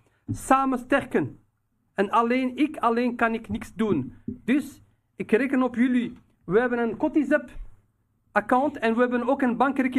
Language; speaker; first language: Dutch; non-native, fluent; Riffian